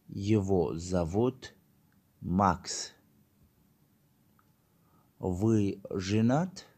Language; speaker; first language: Russian; non-native, learner; Tajik